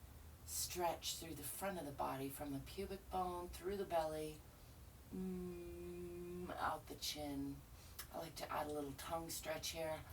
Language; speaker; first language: English; native; English